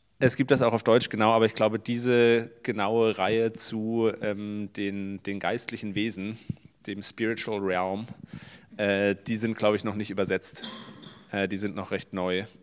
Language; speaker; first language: German; native; German